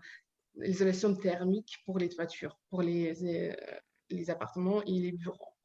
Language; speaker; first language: French; non-native, learner; Ukrainian